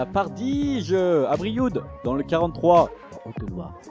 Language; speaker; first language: French; native; French